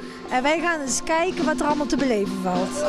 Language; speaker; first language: Dutch; native; Dutch